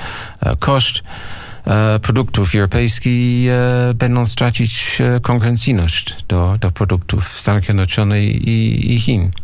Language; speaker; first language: Polish; non-native, learner; English